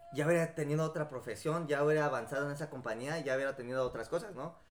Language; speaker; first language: Spanish; early bilingual, heritage; Spanish